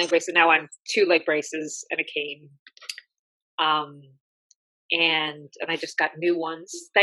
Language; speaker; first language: English; native; English